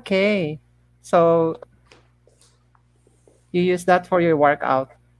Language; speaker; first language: English; non-native, local second language; Filipino